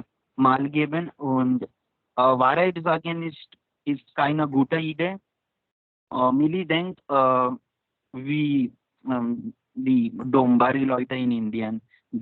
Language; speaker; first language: German; non-native, learner; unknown